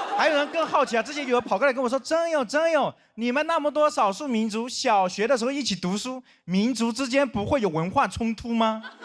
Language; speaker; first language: Chinese; non-native, local second language; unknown